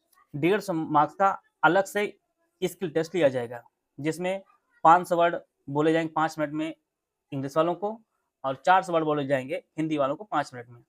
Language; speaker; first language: Hindi; native; Hindi